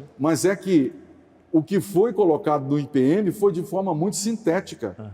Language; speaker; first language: Portuguese; native; Portuguese